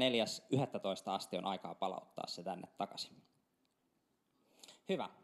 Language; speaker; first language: Finnish; native; Finnish